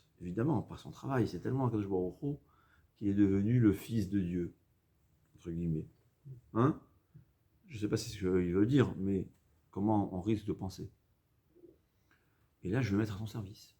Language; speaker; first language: French; native; French